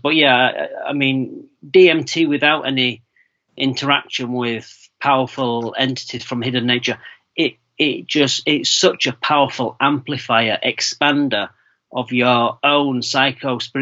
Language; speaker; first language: English; native; English